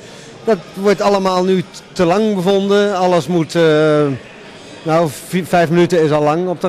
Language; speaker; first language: Dutch; native; Dutch